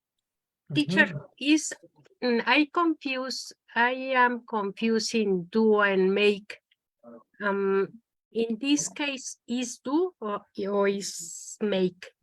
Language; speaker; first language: English; non-native, learner; Spanish